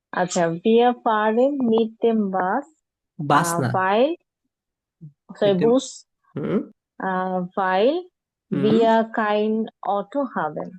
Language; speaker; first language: German; non-native, learner; Bangla